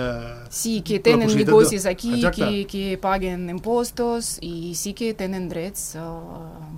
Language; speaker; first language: Catalan; non-native, fluent; Russian